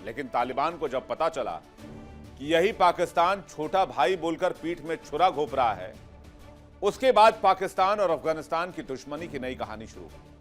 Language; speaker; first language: Hindi; native; Hindi